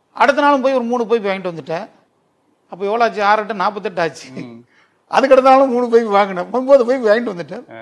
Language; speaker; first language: Tamil; native; Tamil